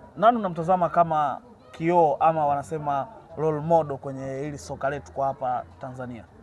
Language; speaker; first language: Swahili; native; Swahili